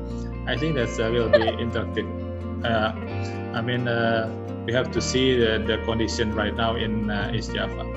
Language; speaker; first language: English; non-native, learner; Indonesian